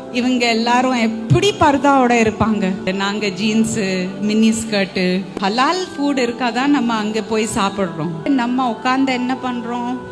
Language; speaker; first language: Tamil; non-native, fluent; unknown